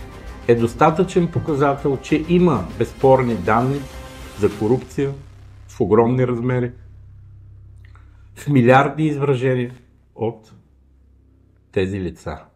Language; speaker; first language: Bulgarian; native; Bulgarian